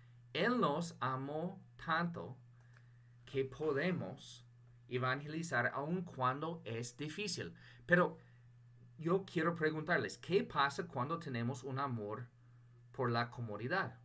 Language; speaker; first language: Spanish; non-native, fluent; English